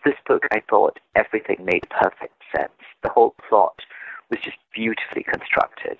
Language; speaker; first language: English; native; English